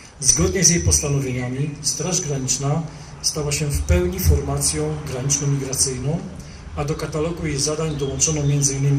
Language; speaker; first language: Polish; native; Polish